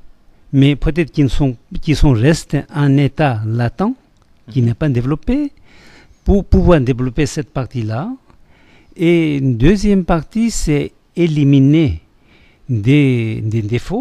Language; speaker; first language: French; non-native, fluent; Tibetan